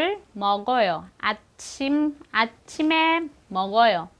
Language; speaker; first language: Korean; non-native, fluent; Filipino